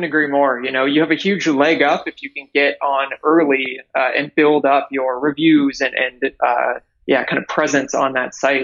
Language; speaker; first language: English; native; English